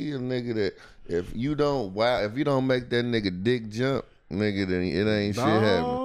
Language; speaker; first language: English; native; English